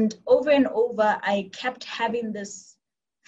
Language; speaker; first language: English; non-native, local second language; Tswana